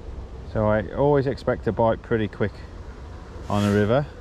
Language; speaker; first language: English; native; English